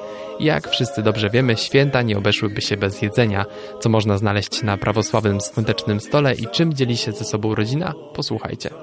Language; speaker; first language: Polish; native; Polish